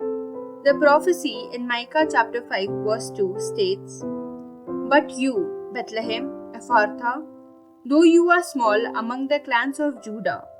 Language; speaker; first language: English; non-native, local second language; Malayalam